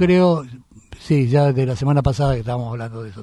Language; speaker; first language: Spanish; native; Spanish